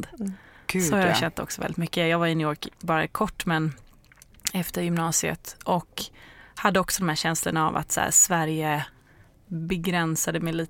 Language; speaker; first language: Swedish; native; Swedish